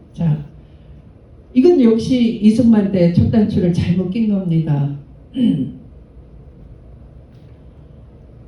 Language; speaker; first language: Korean; native; Korean